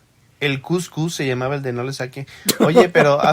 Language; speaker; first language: Spanish; native; Spanish